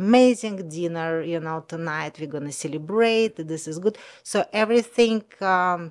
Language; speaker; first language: English; non-native, learner; Russian